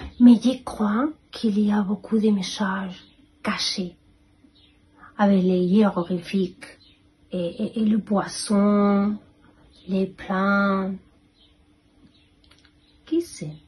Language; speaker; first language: French; non-native, fluent; Spanish